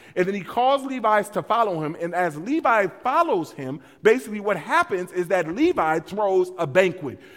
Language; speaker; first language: English; native; English